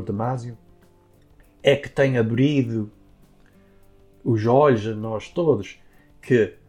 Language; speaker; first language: Portuguese; early bilingual, heritage; Portuguese